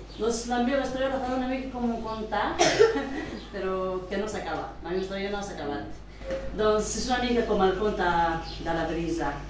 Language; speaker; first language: Catalan; non-native, fluent; Kabyle